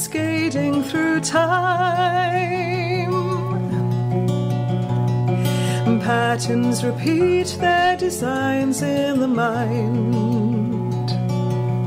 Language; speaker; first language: English; native; English